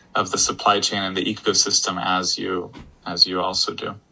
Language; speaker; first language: English; native; English